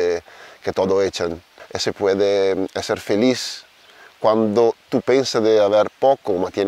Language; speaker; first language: Spanish; non-native, learner; Italian